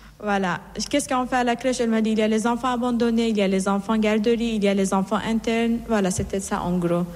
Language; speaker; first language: French; non-native, fluent; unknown